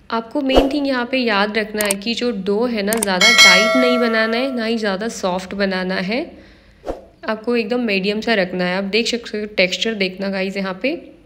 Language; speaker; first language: Hindi; non-native, local second language; Marathi